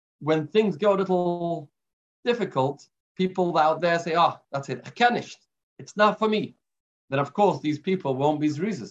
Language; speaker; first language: English; native; English